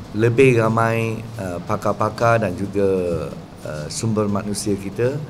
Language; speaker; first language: Malay; non-native, local second language; Chinese